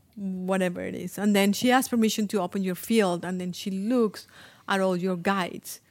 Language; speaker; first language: English; non-native, fluent; Spanish